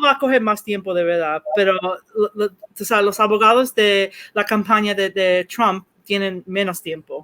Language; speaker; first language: Spanish; early bilingual, heritage; Spanish